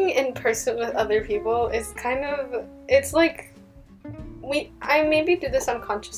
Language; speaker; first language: English; early bilingual, other home language; Hebrew